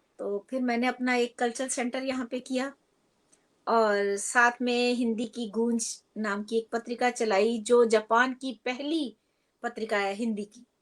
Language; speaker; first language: Hindi; native; Hindi